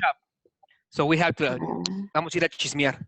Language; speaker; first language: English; non-native, fluent; Spanish